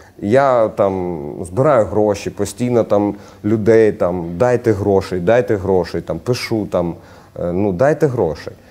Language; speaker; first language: Ukrainian; non-native, local second language; Russian